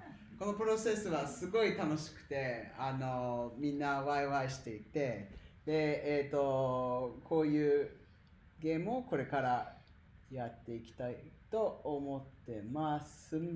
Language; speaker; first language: Japanese; non-native, fluent; English